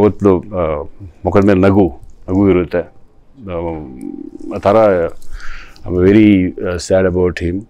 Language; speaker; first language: Tamil; non-native, local second language; Telugu